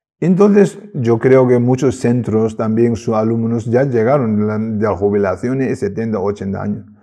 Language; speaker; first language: Spanish; non-native, learner; Tibetan